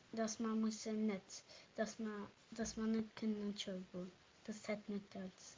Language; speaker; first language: German; non-native, local second language; Luxembourgish